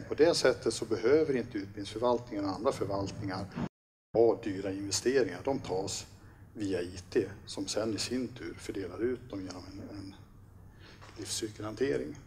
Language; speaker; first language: Swedish; native; Swedish